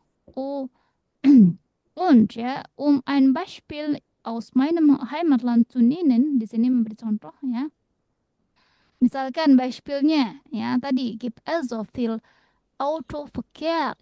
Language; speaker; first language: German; non-native, learner; Indonesian